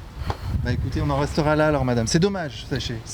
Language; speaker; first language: French; native; French